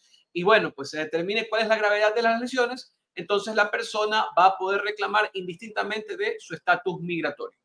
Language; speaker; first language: Spanish; native; Spanish